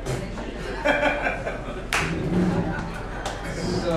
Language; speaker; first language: English; native; English